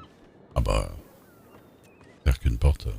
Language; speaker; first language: French; native; French